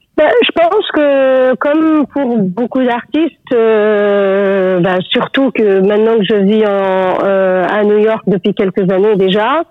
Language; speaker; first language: French; non-native, local second language; Arabic